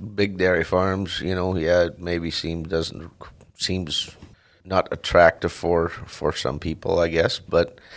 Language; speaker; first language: English; non-native, fluent; Dutch